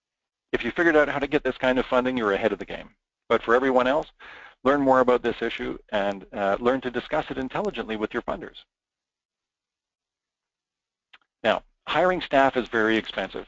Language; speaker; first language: English; native; English